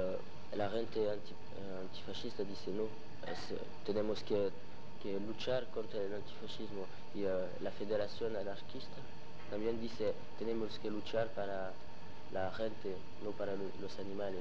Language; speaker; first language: Spanish; non-native, learner; French